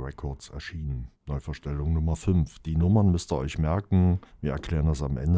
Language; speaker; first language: German; native; German